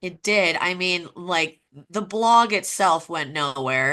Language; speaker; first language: English; native; English